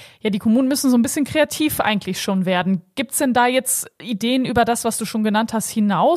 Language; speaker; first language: German; native; German